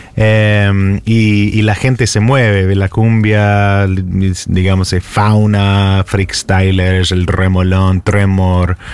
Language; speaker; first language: Spanish; non-native, fluent; English